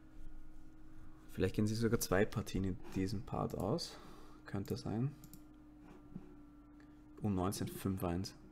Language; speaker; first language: German; native; German